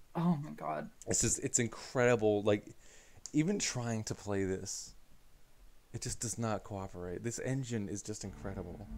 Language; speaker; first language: English; native; English